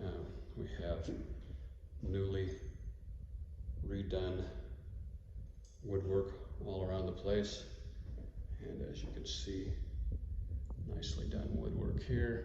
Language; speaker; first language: English; native; English